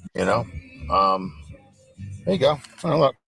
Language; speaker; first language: English; native; English